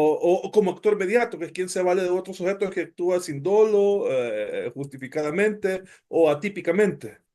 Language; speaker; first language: Spanish; native; Spanish